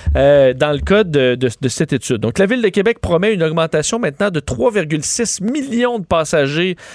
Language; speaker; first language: French; native; French